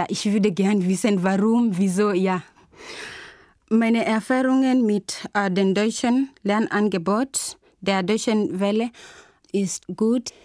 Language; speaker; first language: German; non-native, fluent; Swahili